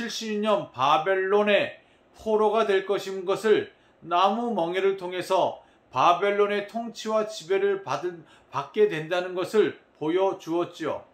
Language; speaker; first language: Korean; native; Korean